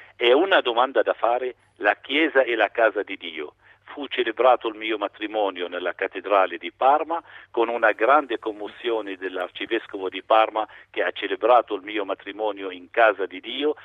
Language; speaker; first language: Italian; non-native, fluent; Arabic